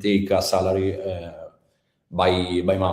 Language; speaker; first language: English; non-native, learner; Italian